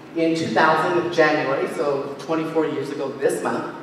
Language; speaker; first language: English; native; English